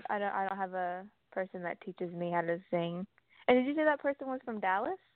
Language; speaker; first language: English; native; English